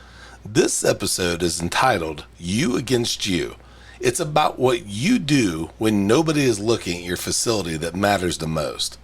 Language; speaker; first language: English; native; English